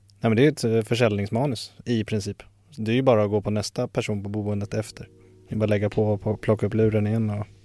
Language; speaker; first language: Swedish; native; Swedish